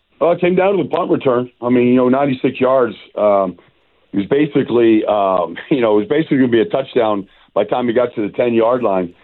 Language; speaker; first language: English; native; English